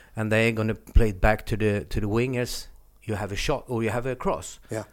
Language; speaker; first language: English; non-native, fluent; Swedish